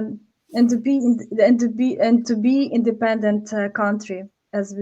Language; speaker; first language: English; non-native, learner; Ukrainian